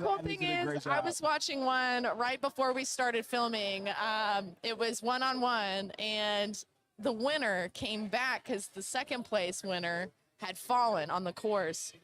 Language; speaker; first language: English; native; English